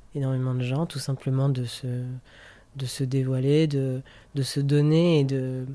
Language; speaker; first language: French; native; French